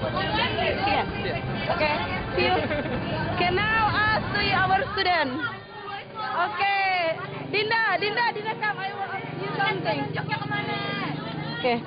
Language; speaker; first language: English; non-native, learner; Indonesian